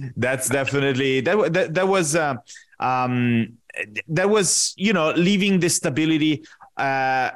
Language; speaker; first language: English; non-native, fluent; Italian